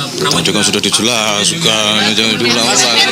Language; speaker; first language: Indonesian; native; Indonesian